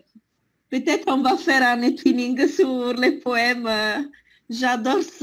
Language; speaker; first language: French; non-native, fluent; Italian